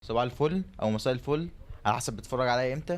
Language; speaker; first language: Arabic; native; Arabic